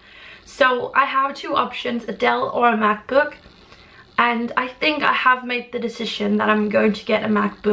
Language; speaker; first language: English; non-native, fluent; Danish